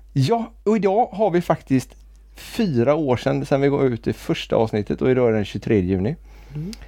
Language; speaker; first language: Swedish; native; Swedish